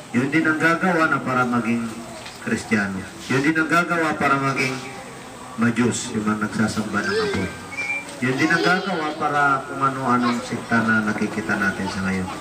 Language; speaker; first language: Filipino; non-native, local second language; Maguindanaon